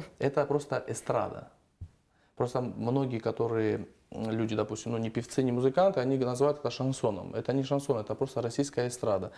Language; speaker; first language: Russian; non-native, local second language; Armenian